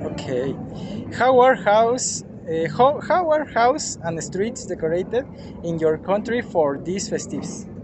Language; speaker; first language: English; non-native, learner; Spanish